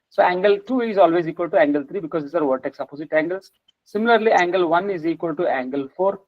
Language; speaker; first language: English; non-native, local second language; Kannada